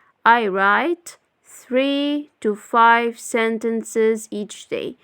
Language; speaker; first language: English; non-native, fluent; Arabic